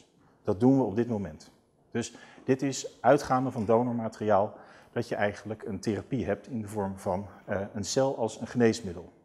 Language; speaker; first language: Dutch; native; Dutch